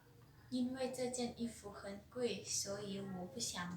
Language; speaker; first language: Chinese; non-native, learner; Lao